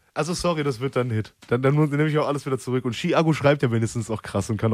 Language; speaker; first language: German; native; German